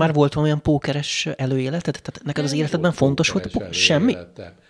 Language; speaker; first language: Hungarian; native; Hungarian